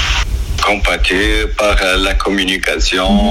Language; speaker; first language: French; non-native, learner; Arabic